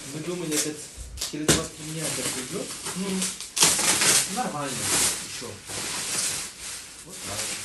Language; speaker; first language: Russian; non-native, learner; Turkish